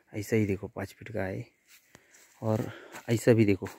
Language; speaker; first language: Hindi; non-native, local second language; Marathi